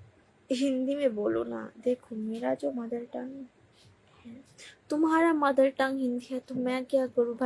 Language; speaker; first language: Hindi; non-native, local second language; Bangla